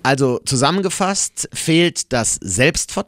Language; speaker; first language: German; native; German